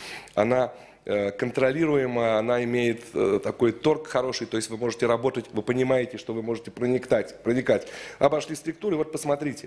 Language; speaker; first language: Russian; native; Russian